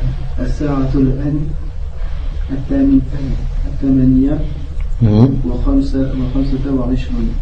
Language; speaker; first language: Arabic; non-native, learner; French